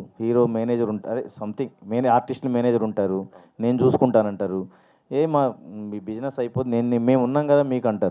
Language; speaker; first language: Telugu; native; Telugu